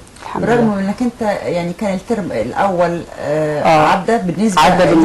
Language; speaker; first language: Arabic; native; Arabic